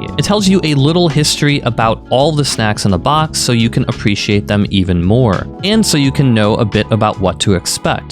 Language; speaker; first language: English; native; English